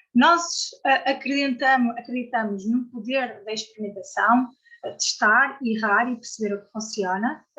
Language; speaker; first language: Portuguese; native; Portuguese